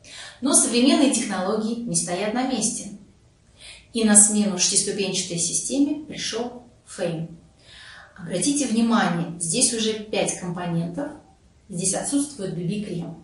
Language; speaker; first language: Russian; native; Russian